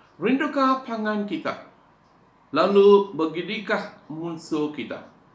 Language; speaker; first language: Malay; non-native, local second language; Iban